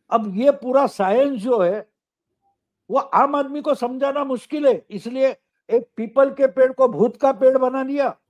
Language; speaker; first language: Hindi; non-native, local second language; Marathi